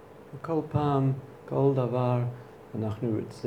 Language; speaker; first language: Hebrew; non-native, fluent; English